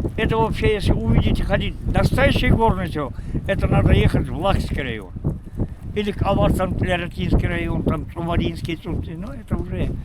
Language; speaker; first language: Russian; non-native, local second language; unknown